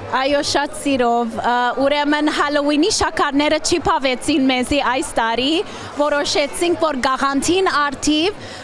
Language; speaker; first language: Armenian; early bilingual, heritage; Armenian